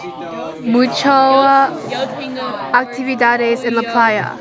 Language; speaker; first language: Spanish; non-native, learner; English